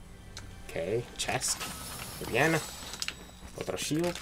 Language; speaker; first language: Spanish; early bilingual, heritage; Spanish